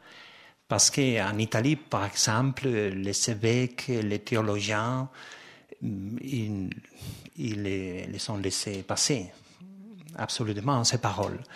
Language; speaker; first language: French; non-native, fluent; Spanish